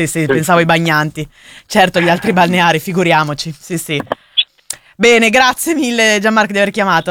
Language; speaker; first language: Italian; native; Italian